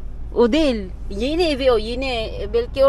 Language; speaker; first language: Turkish; non-native, learner; Filipino